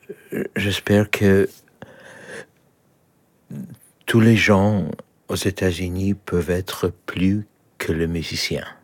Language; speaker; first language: French; non-native, learner; Polish